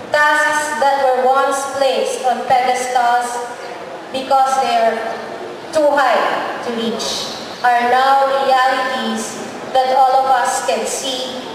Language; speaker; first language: English; non-native, local second language; Filipino